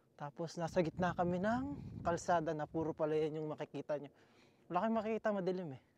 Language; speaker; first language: Filipino; native; Filipino